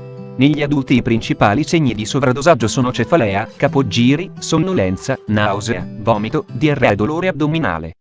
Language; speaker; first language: Italian; native; Italian